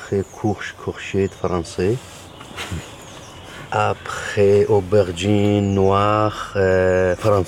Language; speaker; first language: French; non-native, learner; Kurdish